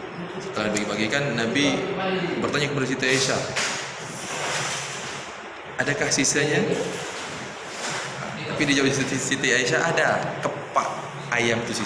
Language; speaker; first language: Indonesian; native; Indonesian